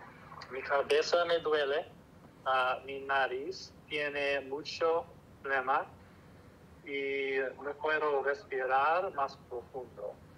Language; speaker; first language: Spanish; non-native, learner; English